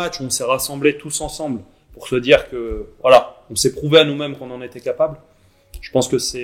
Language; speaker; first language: French; native; French